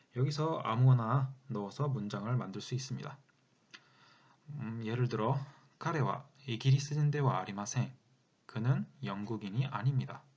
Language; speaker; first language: Korean; native; Korean